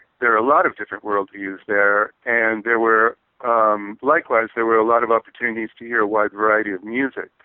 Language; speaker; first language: English; native; English